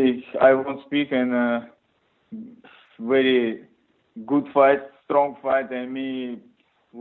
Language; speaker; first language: English; non-native, learner; Russian